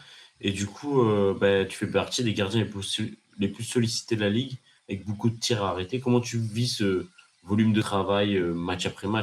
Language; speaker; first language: French; native; French